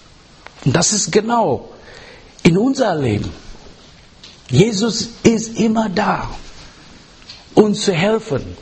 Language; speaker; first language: German; non-native, learner; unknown